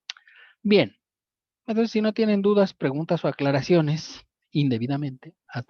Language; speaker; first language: Spanish; native; Spanish